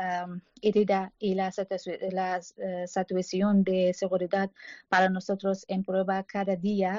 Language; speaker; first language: Spanish; non-native, learner; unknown